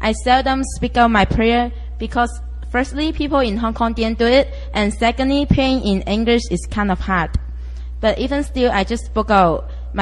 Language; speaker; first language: English; non-native, local second language; Cantonese